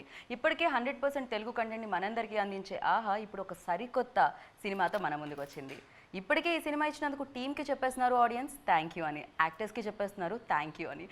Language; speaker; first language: Telugu; native; Telugu